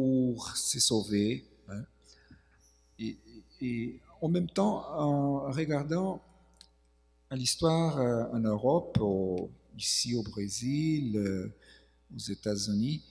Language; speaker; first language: French; non-native, fluent; Portuguese